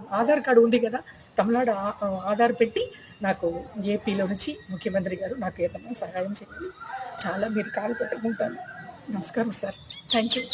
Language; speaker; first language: Telugu; non-native, learner; Tamil